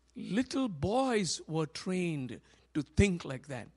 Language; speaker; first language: English; non-native, local second language; Tamil